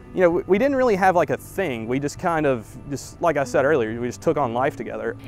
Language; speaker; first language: English; native; English